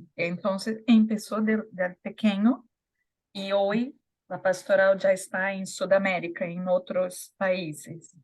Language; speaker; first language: Portuguese; non-native, learner; Spanish